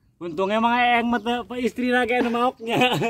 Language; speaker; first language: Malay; non-native, local second language; Sundanese